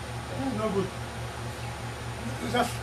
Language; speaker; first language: English; non-native, learner; Japanese